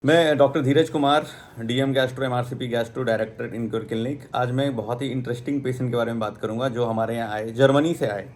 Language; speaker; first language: Hindi; native; Hindi